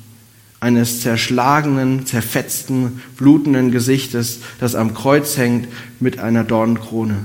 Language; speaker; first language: German; native; German